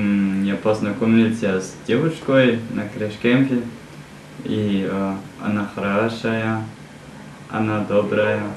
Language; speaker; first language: Russian; non-native, learner; German